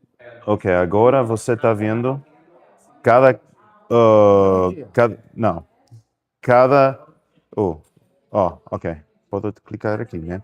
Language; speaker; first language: Portuguese; non-native, learner; Spanish